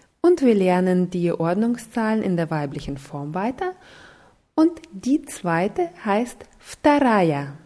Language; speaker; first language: German; non-native, fluent; Russian